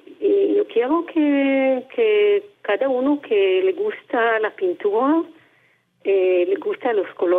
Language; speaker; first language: Spanish; non-native, learner; Hebrew